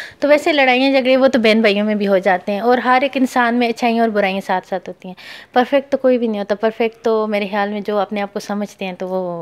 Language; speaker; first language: Urdu; non-native, local second language; Pashto